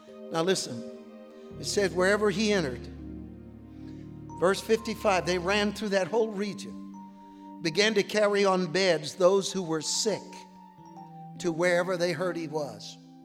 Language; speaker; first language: English; early bilingual, other home language; Spanish